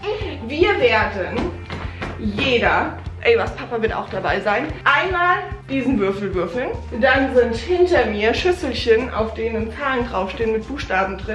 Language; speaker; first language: German; native; German